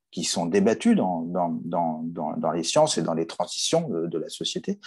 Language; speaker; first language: French; native; French